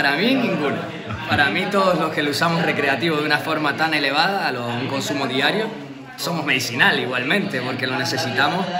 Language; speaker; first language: Spanish; native; Spanish